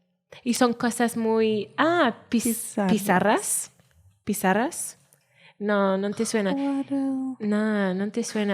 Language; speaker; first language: Spanish; non-native, learner; Welsh